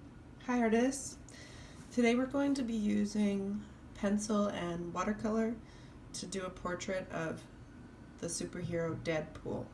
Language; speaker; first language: English; native; English